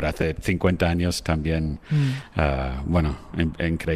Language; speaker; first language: Spanish; non-native, fluent; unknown